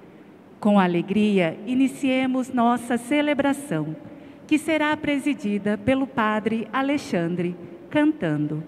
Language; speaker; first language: Portuguese; native; Portuguese